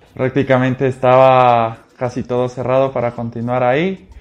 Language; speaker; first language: Spanish; native; Spanish